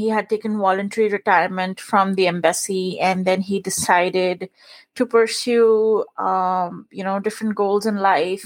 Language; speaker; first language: English; non-native, local second language; Punjabi